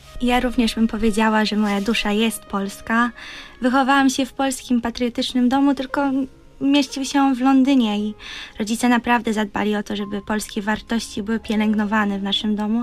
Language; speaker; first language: Polish; early bilingual, heritage; Polish